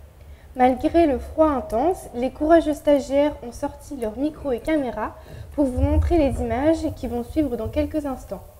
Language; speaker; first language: French; native; French